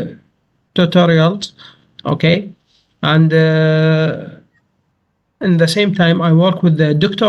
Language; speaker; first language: English; non-native, learner; Arabic